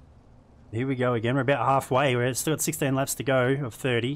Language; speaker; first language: English; native; English